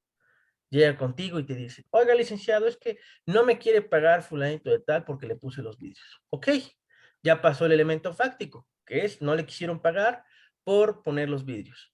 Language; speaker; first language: Spanish; native; Spanish